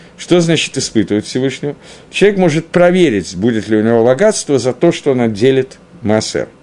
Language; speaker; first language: Russian; early bilingual, heritage; Russian